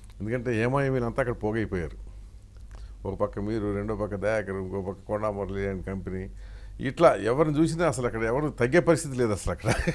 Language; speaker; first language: Telugu; native; Telugu